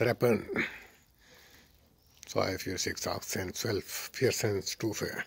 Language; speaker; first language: German; non-native, learner; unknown